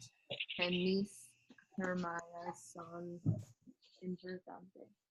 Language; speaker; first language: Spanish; non-native, learner; English